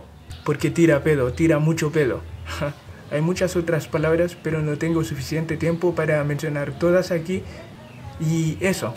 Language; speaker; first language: Spanish; non-native, fluent; Haitian Creole